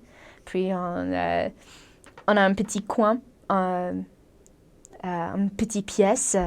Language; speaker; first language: French; non-native, learner; English